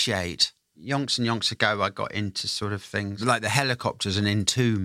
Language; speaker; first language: English; native; English